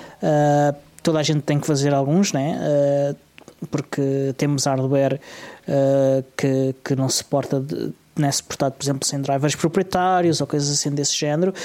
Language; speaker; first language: Portuguese; native; Portuguese